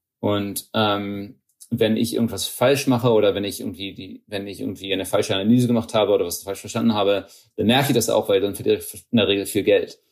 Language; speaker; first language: German; early bilingual, heritage; German